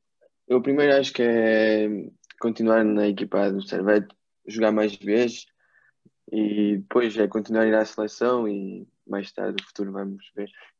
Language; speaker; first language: Portuguese; early bilingual, heritage; Portuguese